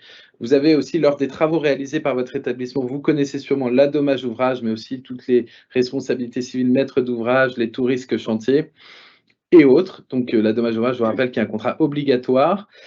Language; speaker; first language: French; native; French